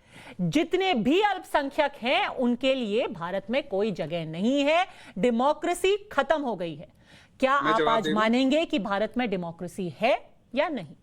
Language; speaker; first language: Hindi; native; Hindi